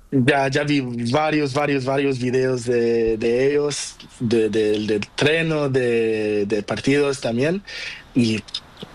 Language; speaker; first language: Spanish; non-native, learner; Portuguese